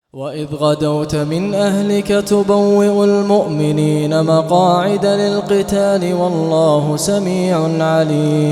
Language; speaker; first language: Arabic; native; Arabic